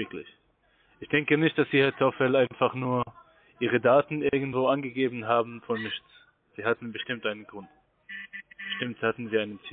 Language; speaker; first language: German; non-native, fluent; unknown